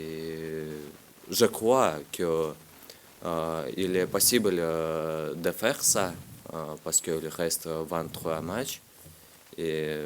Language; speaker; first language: French; non-native, learner; Russian